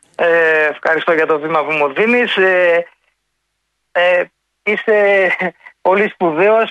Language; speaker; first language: Greek; native; Greek